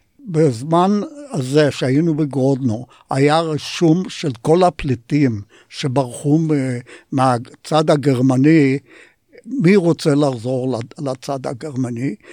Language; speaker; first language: Hebrew; non-native, fluent; Polish